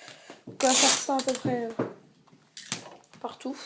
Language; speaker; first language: French; native; French